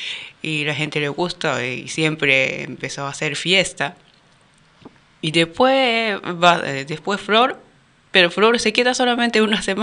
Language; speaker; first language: Spanish; non-native, learner; Japanese